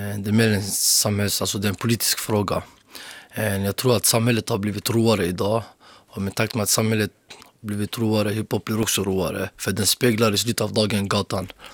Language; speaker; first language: Swedish; early bilingual, other home language; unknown